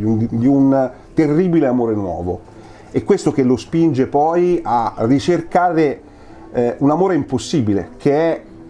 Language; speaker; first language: Italian; native; Italian